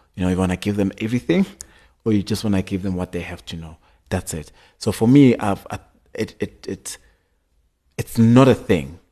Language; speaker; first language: English; non-native, local second language; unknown